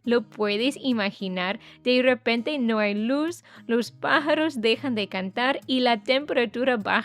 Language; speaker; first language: Spanish; non-native, fluent; English